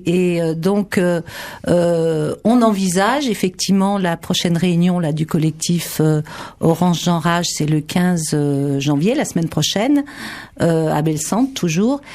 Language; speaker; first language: French; native; French